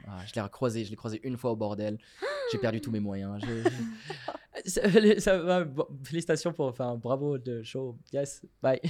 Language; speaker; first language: French; non-native, local second language; Arabic